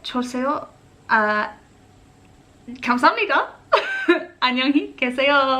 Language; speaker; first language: Korean; non-native, learner; English